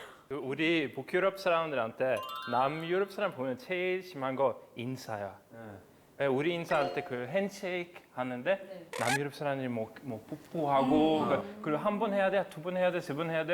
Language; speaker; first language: Korean; non-native, fluent; Norwegian